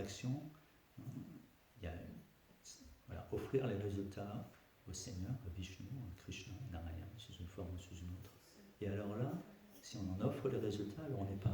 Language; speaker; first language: French; native; French